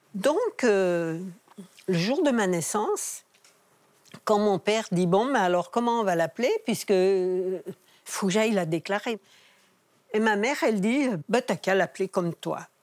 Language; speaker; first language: French; native; French